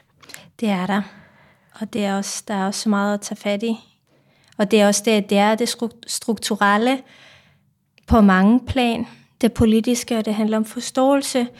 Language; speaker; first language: Danish; non-native, fluent; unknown